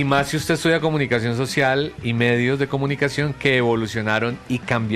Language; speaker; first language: Spanish; native; Spanish